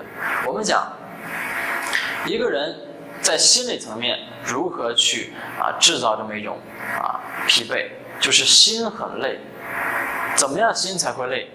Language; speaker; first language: Chinese; native; Chinese